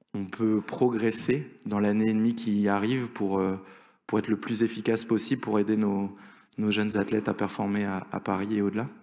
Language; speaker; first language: French; native; French